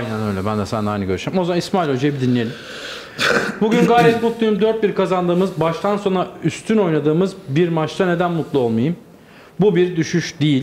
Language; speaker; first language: Turkish; native; Turkish